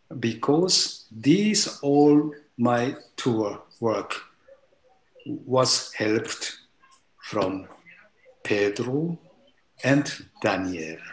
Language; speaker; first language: English; non-native, learner; Japanese